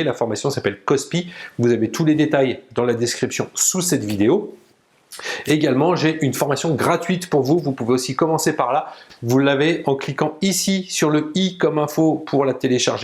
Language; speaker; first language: French; native; French